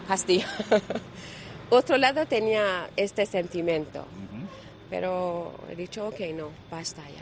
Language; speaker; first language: Spanish; non-native, learner; Persian